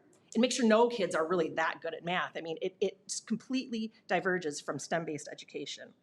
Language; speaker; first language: English; native; English